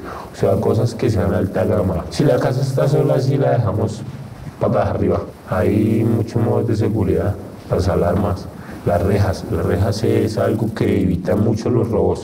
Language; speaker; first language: Spanish; native; Spanish